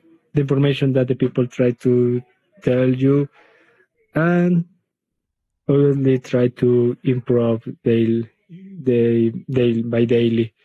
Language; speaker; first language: English; non-native, learner; Spanish